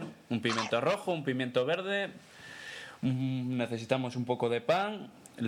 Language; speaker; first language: Spanish; native; Spanish